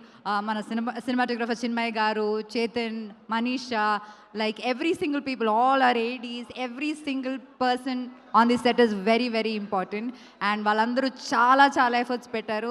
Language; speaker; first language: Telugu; non-native, local second language; Malayalam